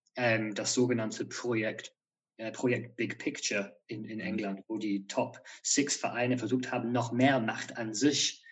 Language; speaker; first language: German; non-native, fluent; English